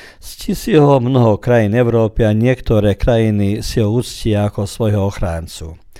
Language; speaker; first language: Slovak; early bilingual, heritage; Croatian